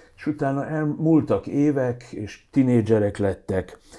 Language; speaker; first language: Hungarian; native; Hungarian